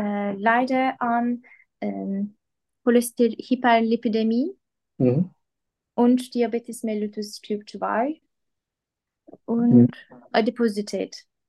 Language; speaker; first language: German; non-native, learner; Turkish